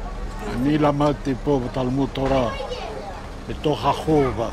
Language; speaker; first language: Hebrew; non-native, local second language; Yiddish